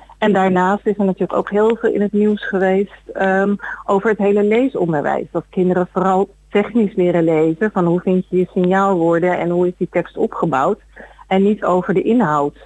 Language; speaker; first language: Dutch; native; Dutch